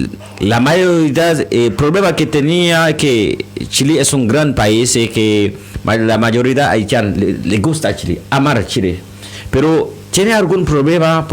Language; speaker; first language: Spanish; non-native, learner; Haitian Creole